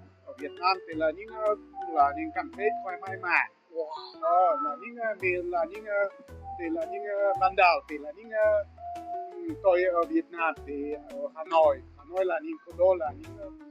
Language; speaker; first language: Vietnamese; non-native, learner; Russian